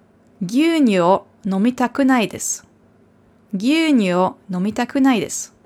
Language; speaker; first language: Japanese; non-native, fluent; German